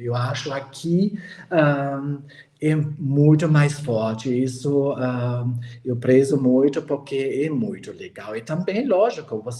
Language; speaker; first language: Portuguese; non-native, fluent; German